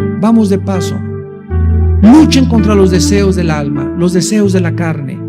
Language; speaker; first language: Spanish; native; Spanish